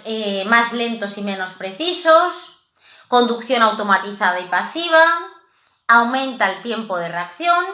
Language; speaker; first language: Spanish; native; Spanish